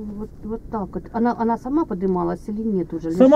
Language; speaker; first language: Russian; native; Russian